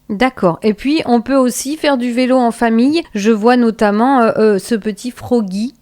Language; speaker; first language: French; native; French